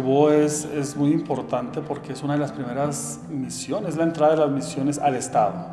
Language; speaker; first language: Spanish; native; Spanish